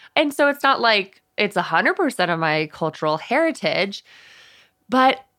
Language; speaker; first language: English; early bilingual, other home language; Spanish